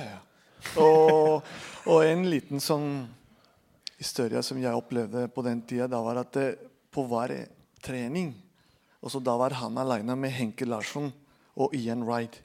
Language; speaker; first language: Norwegian; non-native, fluent; Spanish